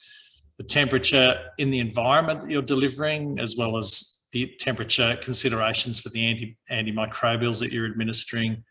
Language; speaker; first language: English; native; English